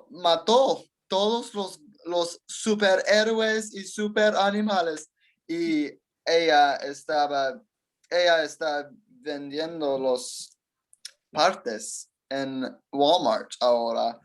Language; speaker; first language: Spanish; non-native, learner; English